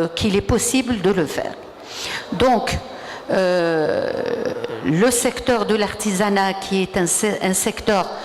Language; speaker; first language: French; non-native, local second language; Arabic